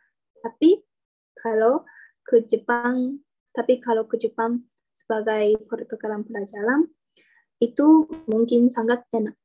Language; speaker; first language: Indonesian; non-native, learner; Japanese